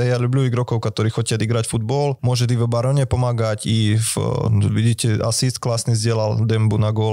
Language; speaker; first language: Russian; non-native, fluent; Slovak